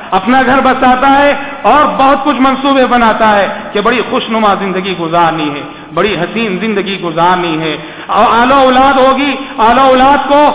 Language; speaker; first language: Urdu; native; Urdu